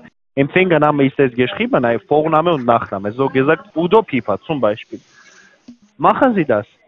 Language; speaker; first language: German; non-native, learner; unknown